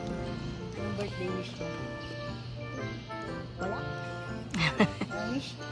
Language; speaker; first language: Filipino; native; Filipino